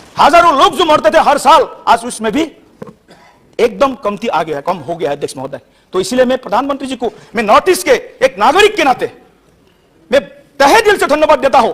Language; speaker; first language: Hindi; non-native, local second language; Assamese